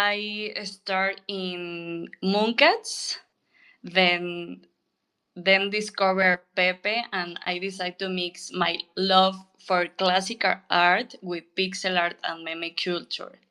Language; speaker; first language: English; non-native, learner; Spanish